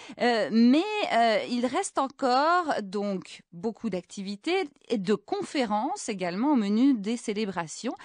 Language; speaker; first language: French; native; French